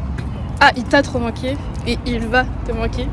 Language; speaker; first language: French; native; French